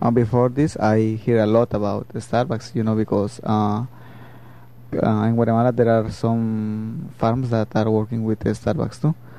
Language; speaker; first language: English; non-native, learner; Spanish